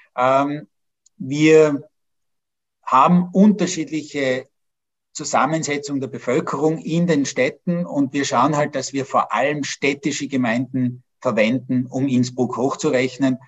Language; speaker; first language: German; native; German